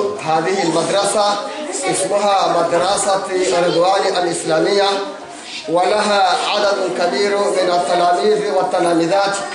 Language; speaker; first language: Arabic; non-native, local second language; Comorian